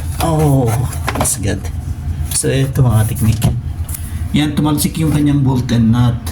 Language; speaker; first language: Filipino; non-native, local second language; Cebuano